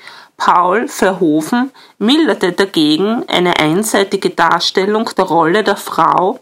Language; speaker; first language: German; native; German